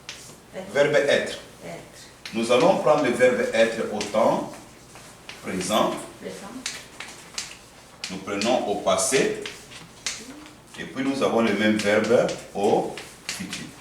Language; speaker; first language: French; non-native, fluent; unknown